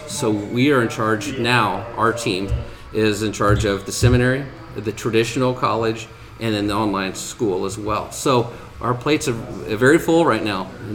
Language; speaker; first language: English; native; English